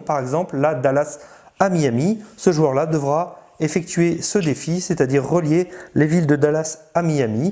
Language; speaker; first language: French; native; French